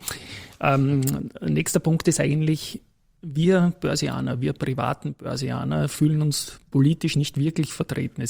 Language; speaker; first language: German; native; German